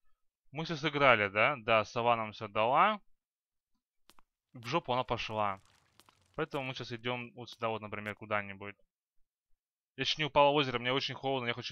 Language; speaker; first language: Russian; native; Russian